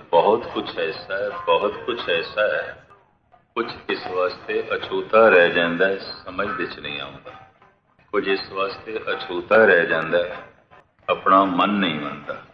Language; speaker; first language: Hindi; non-native, local second language; Punjabi